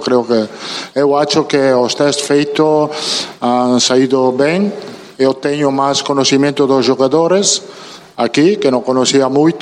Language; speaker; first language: Spanish; non-native, fluent; Italian